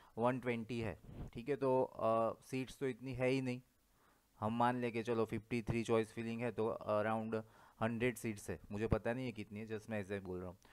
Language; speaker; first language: Hindi; non-native, local second language; Gujarati